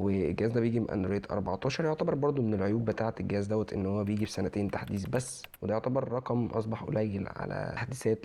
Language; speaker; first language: Arabic; native; Arabic